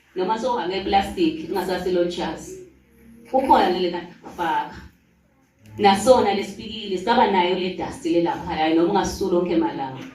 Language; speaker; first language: Zulu; non-native, local second language; Swati